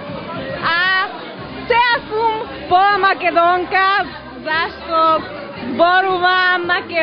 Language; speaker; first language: Macedonian; early bilingual, heritage; Macedonian